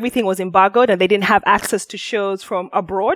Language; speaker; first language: English; native; English